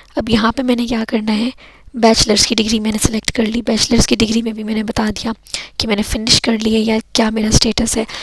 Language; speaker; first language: Urdu; native; Urdu